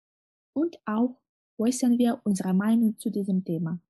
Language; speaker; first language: German; non-native, fluent; Russian